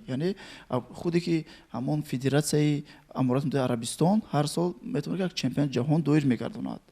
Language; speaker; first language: Tajik; native; Tajik